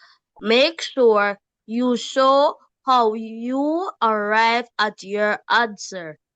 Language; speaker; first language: English; native; English